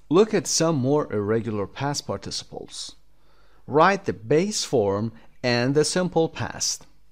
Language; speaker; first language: English; non-native, fluent; Persian